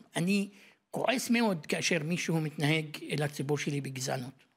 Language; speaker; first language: Hebrew; non-native, local second language; Arabic